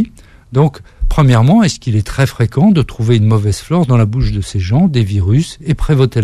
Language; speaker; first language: French; native; French